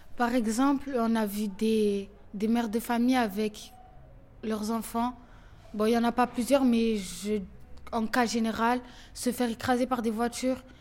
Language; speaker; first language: French; native; French